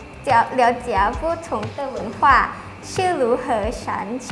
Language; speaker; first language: Chinese; non-native, learner; Thai